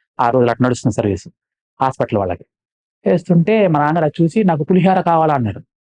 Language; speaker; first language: Telugu; non-native, local second language; Malayalam